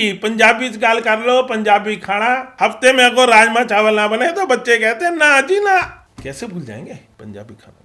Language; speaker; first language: Hindi; non-native, local second language; Punjabi